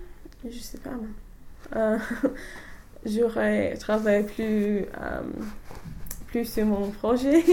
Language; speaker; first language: French; non-native, fluent; English